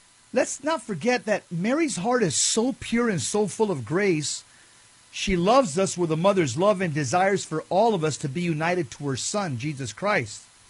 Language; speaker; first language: English; native; English